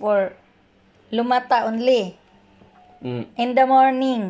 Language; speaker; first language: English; non-native, learner; Filipino